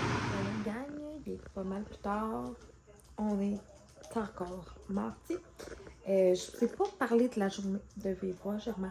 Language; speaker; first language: French; native; French